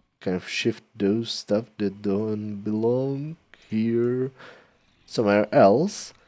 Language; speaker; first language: English; non-native, fluent; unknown